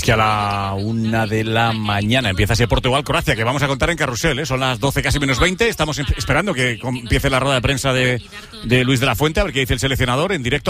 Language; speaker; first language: Spanish; native; Spanish